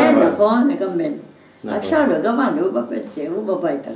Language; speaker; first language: Hebrew; non-native, learner; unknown